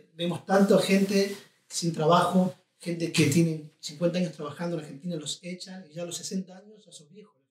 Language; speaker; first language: Spanish; native; Spanish